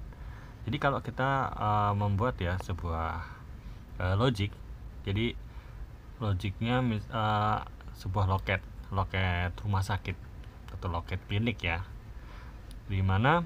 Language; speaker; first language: Indonesian; native; Indonesian